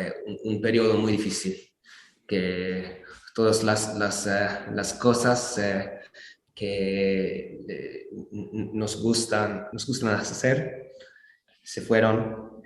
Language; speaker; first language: Spanish; non-native, learner; English